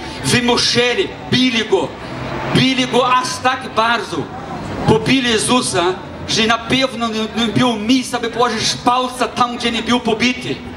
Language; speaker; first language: Polish; non-native, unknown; Portuguese